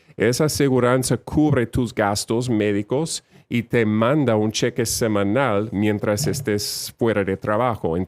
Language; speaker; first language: Spanish; non-native, fluent; English